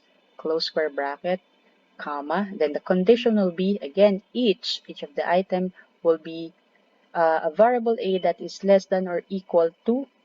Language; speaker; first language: English; non-native, local second language; Filipino